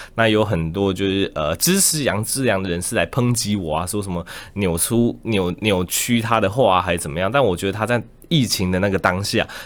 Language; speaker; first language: Chinese; native; Chinese